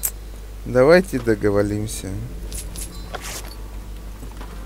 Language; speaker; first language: Russian; native; Russian